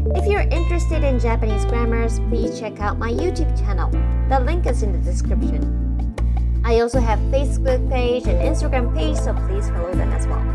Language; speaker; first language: English; non-native, fluent; Japanese